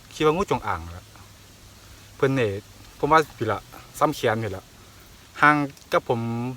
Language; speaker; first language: Thai; native; Thai